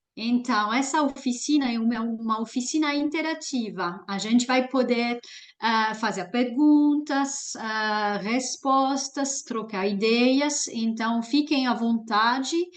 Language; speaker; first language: Portuguese; non-native, fluent; French